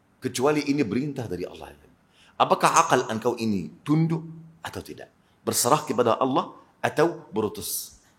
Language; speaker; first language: Malay; non-native, fluent; Arabic